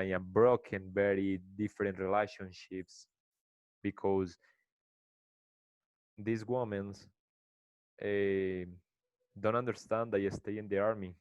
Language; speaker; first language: English; non-native, learner; Spanish